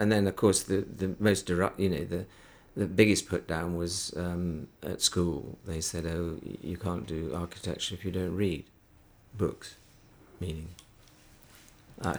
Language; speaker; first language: English; native; English